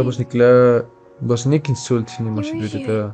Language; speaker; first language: Russian; non-native, fluent; Spanish